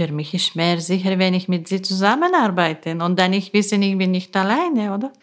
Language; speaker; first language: German; non-native, learner; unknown